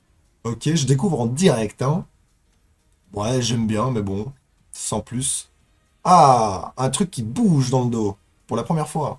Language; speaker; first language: French; native; French